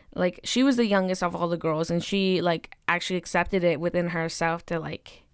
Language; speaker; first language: English; native; English